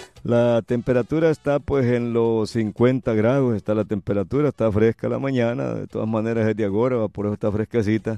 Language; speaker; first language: Spanish; native; Spanish